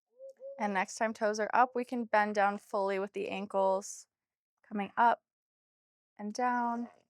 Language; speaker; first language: English; native; English